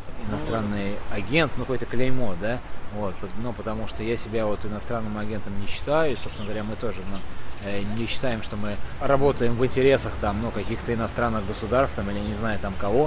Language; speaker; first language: Russian; native; Russian